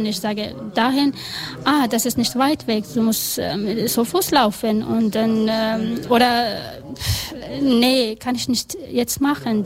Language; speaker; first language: German; non-native, learner; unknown